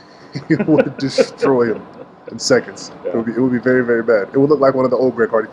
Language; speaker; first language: English; native; English